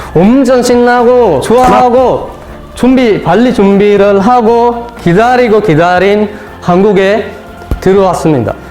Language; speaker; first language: Korean; non-native, fluent; Sinhala